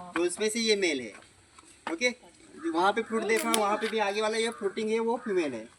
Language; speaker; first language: Hindi; non-native, local second language; Marathi